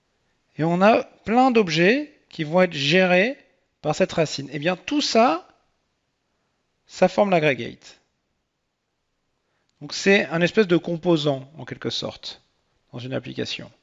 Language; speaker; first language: French; native; French